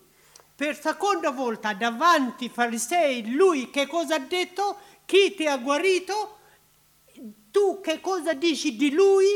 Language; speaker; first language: Italian; non-native, learner; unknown